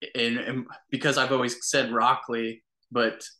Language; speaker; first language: English; native; English